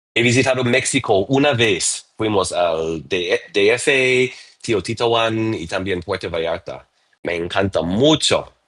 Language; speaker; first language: Spanish; non-native, learner; English